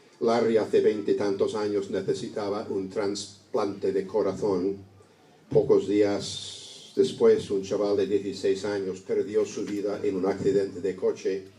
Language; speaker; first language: Spanish; non-native, fluent; English